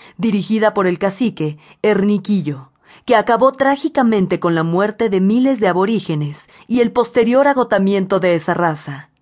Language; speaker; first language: Spanish; native; Spanish